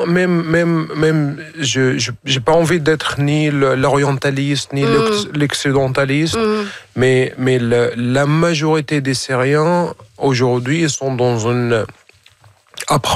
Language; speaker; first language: French; non-native, fluent; Arabic